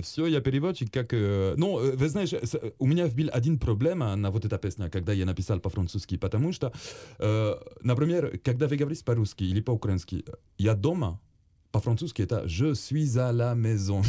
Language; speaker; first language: Russian; non-native, learner; French